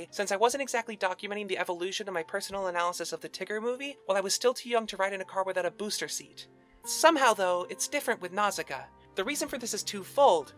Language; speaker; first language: English; native; English